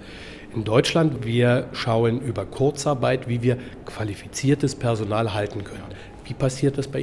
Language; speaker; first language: German; native; German